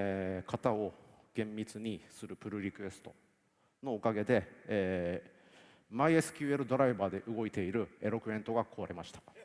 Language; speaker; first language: Japanese; native; Japanese